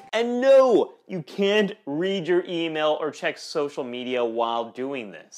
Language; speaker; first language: English; native; English